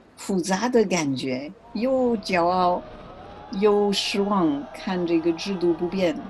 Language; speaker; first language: Chinese; non-native, fluent; French